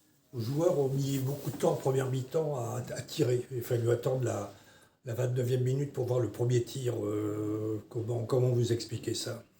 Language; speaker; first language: French; native; French